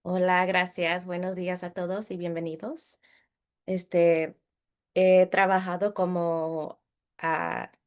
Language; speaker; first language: Spanish; early bilingual, heritage; Spanish